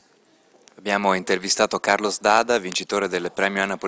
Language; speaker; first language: Italian; native; Italian